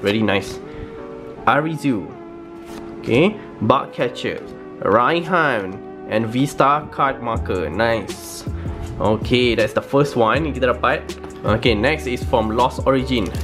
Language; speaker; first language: English; non-native, local second language; Malay